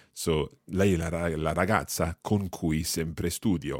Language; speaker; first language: Italian; non-native, fluent; English